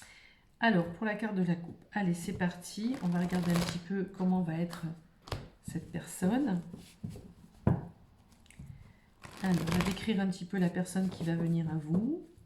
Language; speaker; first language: French; native; French